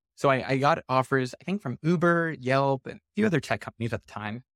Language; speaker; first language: English; native; English